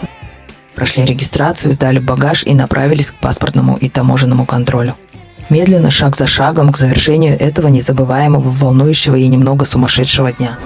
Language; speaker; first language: Russian; native; Russian